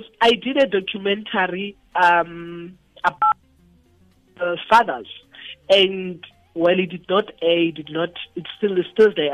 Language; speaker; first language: English; non-native, local second language; Tswana